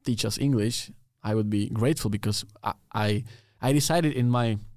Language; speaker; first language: English; non-native, learner; Czech